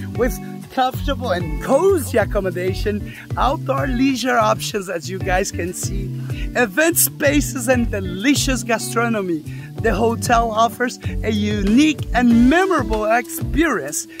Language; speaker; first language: English; non-native, fluent; Portuguese